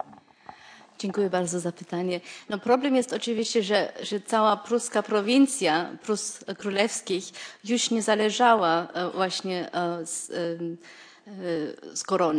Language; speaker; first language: Polish; non-native, fluent; German